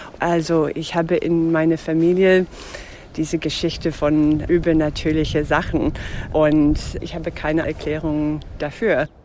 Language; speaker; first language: German; non-native, fluent; English